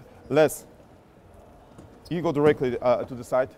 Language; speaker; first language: English; non-native, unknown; Polish